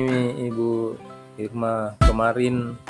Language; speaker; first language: Indonesian; non-native, local second language; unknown